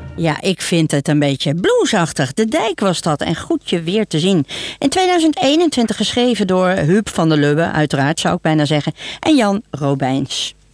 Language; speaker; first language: Dutch; native; Dutch